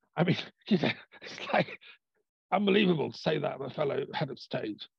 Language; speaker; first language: English; native; English